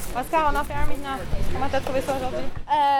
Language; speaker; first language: French; native; French